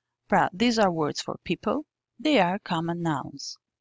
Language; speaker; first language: English; non-native, fluent; Albanian